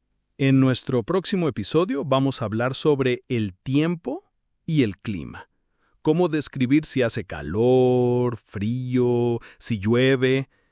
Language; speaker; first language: Spanish; non-native, fluent; English